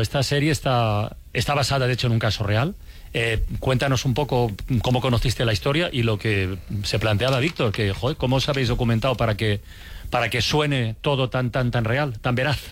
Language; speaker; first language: Spanish; native; Spanish